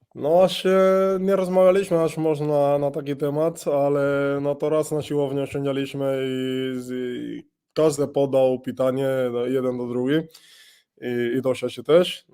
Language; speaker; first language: Polish; non-native, learner; Spanish